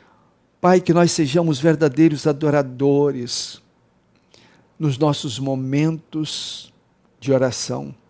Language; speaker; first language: Portuguese; native; Portuguese